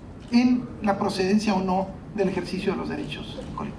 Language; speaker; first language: Spanish; native; Spanish